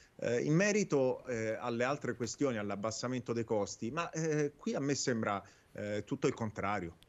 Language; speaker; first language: Italian; native; Italian